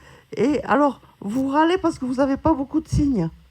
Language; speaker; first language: French; native; French